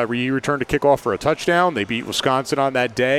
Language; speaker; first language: English; native; English